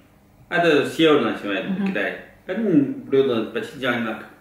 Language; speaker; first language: Russian; non-native, learner; Chinese